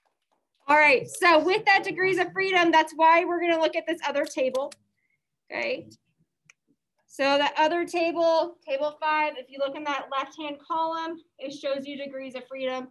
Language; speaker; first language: English; native; English